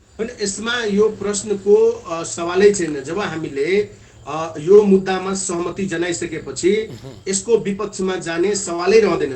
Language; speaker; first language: Nepali; non-native, local second language; Maithili